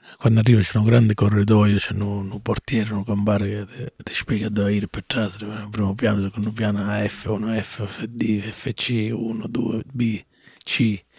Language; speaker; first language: Italian; native; Italian